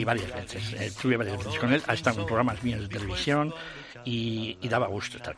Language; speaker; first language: Spanish; native; Spanish